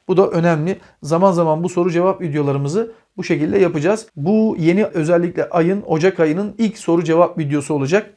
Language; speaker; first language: Turkish; native; Turkish